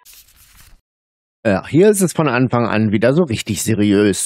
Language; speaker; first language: German; native; German